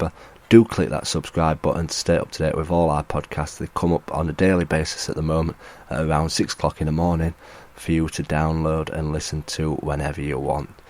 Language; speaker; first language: English; native; English